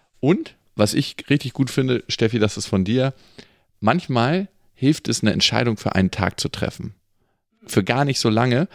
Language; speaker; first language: German; native; German